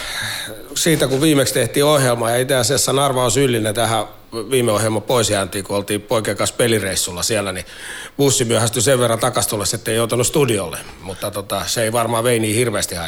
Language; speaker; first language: Finnish; native; Finnish